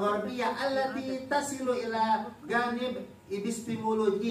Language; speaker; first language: Arabic; non-native, fluent; Indonesian